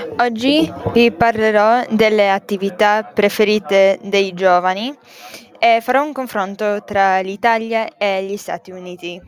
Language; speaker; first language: Italian; non-native, fluent; English